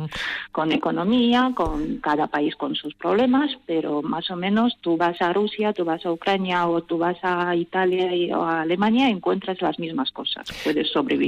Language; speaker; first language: Spanish; non-native, fluent; Russian